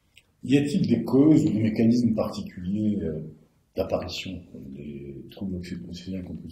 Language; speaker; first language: French; native; French